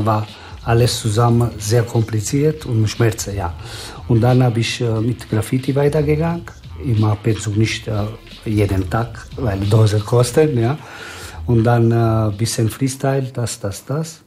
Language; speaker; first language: German; non-native, learner; Italian